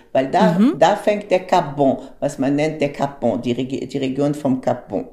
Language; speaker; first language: German; non-native, fluent; Arabic